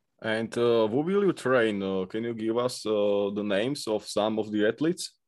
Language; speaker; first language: English; non-native, fluent; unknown